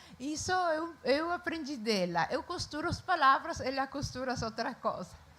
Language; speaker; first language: Portuguese; non-native, fluent; Italian